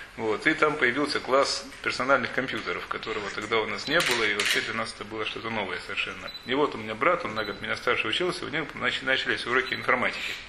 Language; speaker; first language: Russian; native; Russian